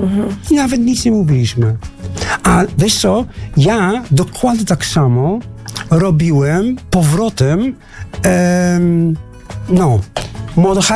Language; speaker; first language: Polish; non-native, fluent; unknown